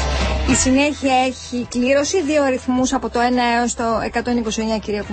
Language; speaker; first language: Greek; native; Greek